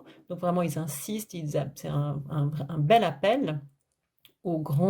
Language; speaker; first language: French; native; French